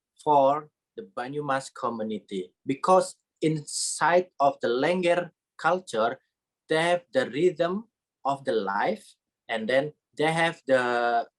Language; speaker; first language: English; non-native, learner; Indonesian